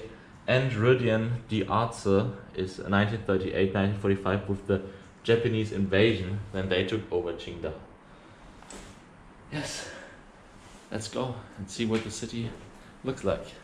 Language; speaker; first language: English; non-native, fluent; German